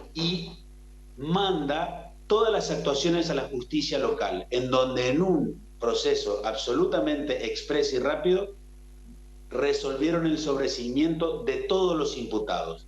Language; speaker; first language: Spanish; native; Spanish